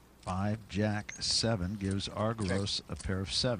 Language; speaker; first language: English; native; English